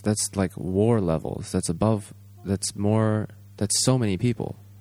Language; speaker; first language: English; native; English